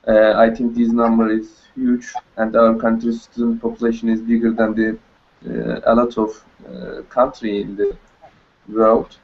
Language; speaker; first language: English; non-native, learner; Turkish